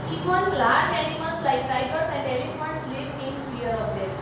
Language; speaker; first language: English; non-native, local second language; Gujarati